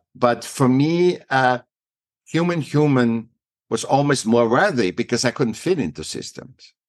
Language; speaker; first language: English; non-native, fluent; German